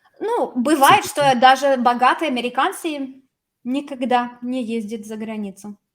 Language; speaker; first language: Russian; non-native, fluent; English